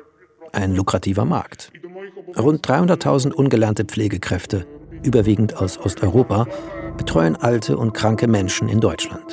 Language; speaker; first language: German; native; German